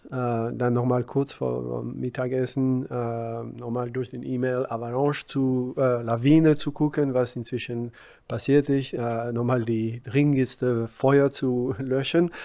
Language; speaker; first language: German; non-native, fluent; French